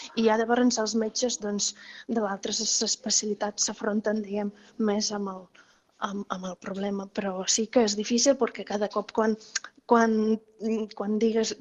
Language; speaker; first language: Catalan; non-native, fluent; Ukrainian